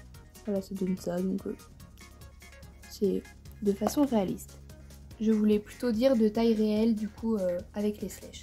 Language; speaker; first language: French; native; French